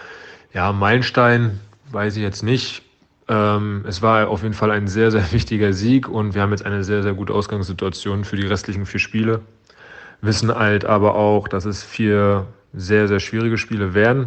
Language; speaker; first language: German; native; German